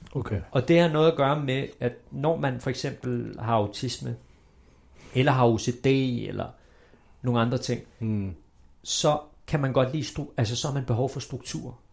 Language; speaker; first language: Danish; early bilingual, other home language; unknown